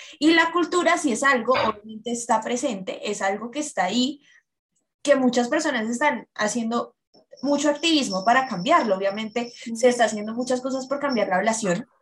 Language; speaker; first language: Spanish; native; Spanish